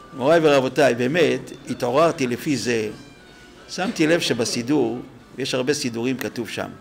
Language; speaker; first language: Hebrew; native; Hebrew